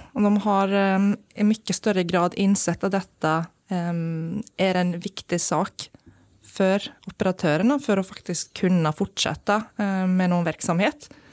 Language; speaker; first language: Norwegian; non-native, fluent; Icelandic